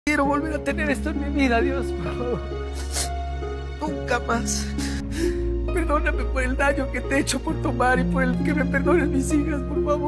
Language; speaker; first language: Spanish; native; Spanish